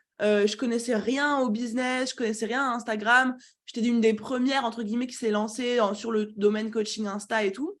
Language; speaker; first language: French; native; French